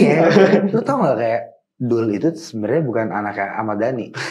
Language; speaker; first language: Indonesian; native; Indonesian